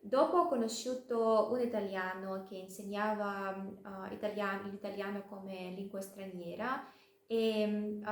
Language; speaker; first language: Italian; non-native, fluent; Russian